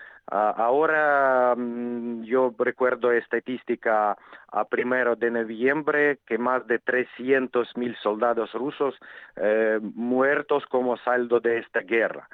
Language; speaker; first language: Spanish; non-native, fluent; Ukrainian